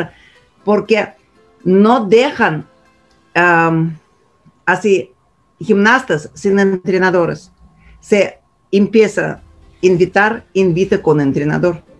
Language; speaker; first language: Spanish; non-native, fluent; Russian